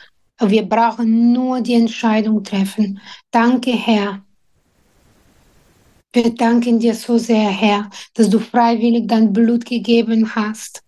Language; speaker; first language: German; non-native, fluent; Bulgarian